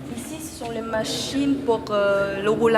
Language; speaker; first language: French; non-native, fluent; Vietnamese